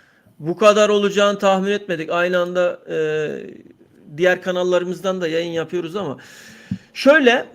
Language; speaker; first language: Turkish; native; Turkish